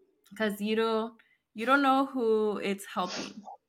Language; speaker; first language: English; early bilingual, other home language; Spanish